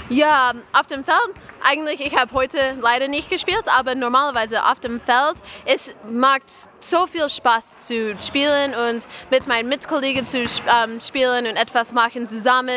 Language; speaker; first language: German; non-native, learner; English